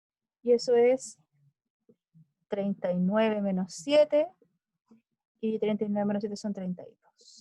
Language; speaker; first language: Spanish; native; Spanish